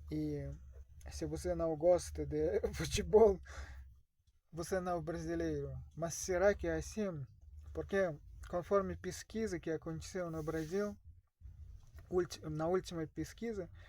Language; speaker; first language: Portuguese; non-native, learner; Russian